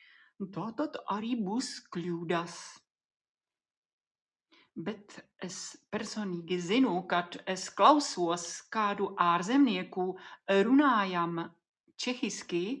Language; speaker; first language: Latvian; non-native, fluent; Czech